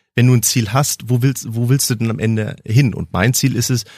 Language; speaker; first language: German; early bilingual, heritage; German